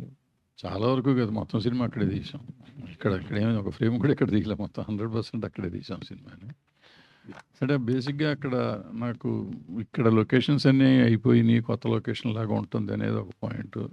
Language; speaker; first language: Telugu; native; Telugu